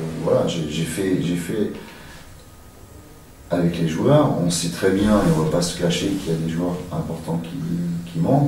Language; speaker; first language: French; native; French